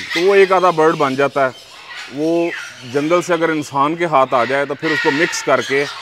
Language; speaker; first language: Urdu; native; Urdu